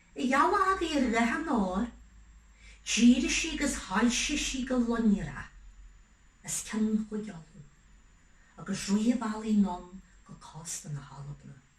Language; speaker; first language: Irish; native; Irish